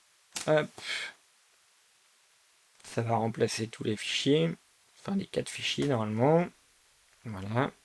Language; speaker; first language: French; native; French